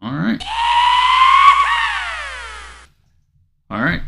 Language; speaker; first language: English; native; English